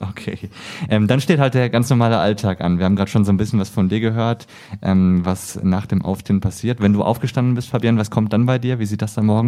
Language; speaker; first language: German; native; German